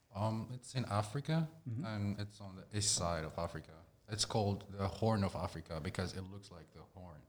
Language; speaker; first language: English; non-native, fluent; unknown